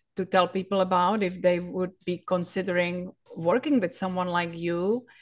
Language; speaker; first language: English; non-native, fluent; Czech